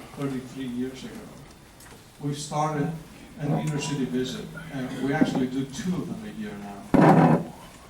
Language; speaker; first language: English; non-native, fluent; Greek